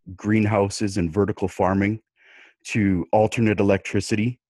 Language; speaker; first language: English; native; English